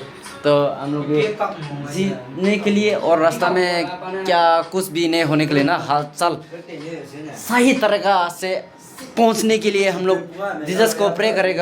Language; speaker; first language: Hindi; non-native, local second language; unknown